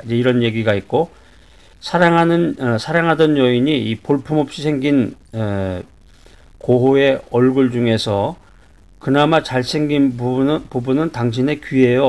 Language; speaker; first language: Korean; native; Korean